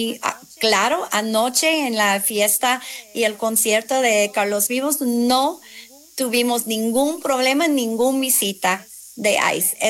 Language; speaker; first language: Spanish; non-native, fluent; English